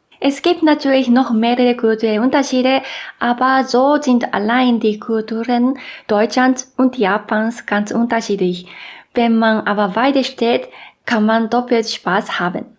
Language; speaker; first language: German; non-native, fluent; Japanese